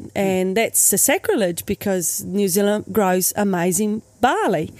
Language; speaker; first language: English; native; English